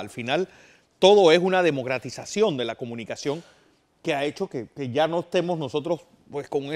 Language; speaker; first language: Spanish; native; Spanish